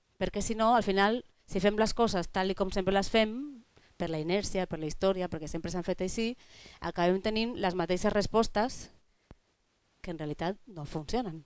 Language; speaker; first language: Catalan; non-native, local second language; Spanish